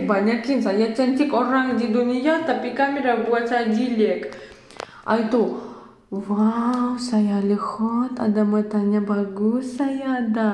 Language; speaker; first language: Indonesian; non-native, learner; Russian